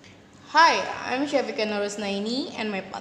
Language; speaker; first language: English; non-native, learner; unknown